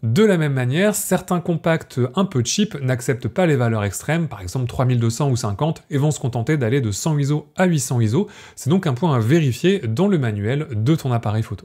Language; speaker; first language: French; native; French